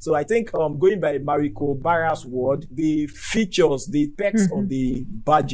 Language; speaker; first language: English; non-native, local second language; Yoruba